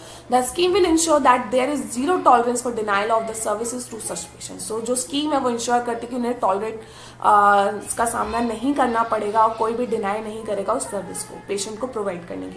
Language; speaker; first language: Hindi; native; Hindi